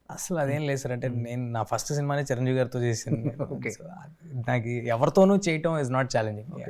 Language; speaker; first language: Telugu; native; Telugu